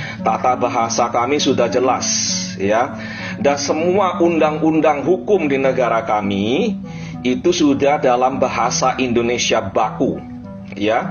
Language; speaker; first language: Indonesian; native; Indonesian